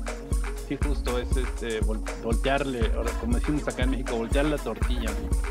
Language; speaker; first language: Spanish; native; Spanish